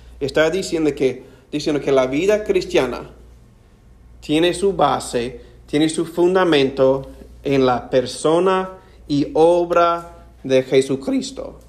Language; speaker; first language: Spanish; non-native, fluent; English